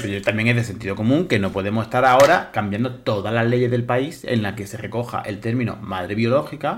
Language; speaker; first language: Spanish; native; Spanish